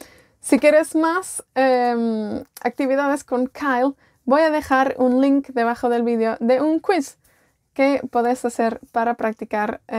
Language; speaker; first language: Spanish; non-native, fluent; Welsh